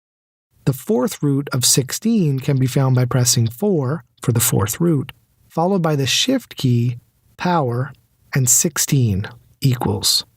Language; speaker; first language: English; native; English